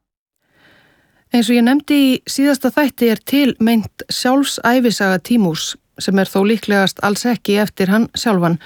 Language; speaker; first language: Icelandic; native; Icelandic